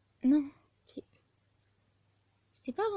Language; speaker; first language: French; native; French